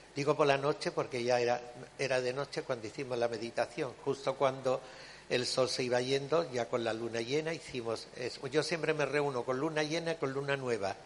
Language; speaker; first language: Spanish; native; Spanish